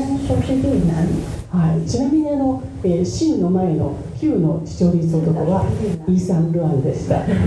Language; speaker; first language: Japanese; native; Japanese